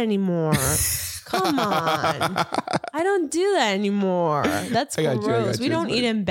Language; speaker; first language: English; early bilingual, other home language; Spanish